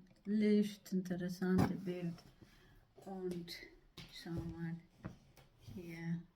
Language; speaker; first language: German; non-native, learner; Amharic